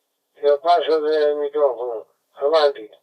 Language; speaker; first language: Italian; non-native, learner; Greek